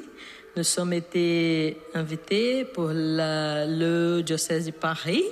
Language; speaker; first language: French; non-native, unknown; Portuguese